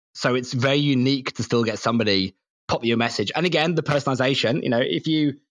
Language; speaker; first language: English; native; English